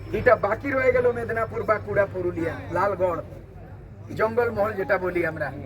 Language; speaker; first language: Bangla; non-native, local second language; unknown